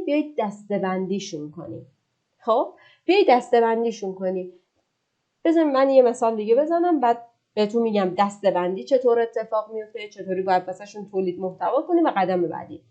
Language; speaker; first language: Persian; native; Persian